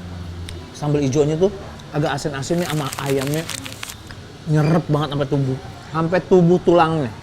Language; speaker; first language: Indonesian; native; Indonesian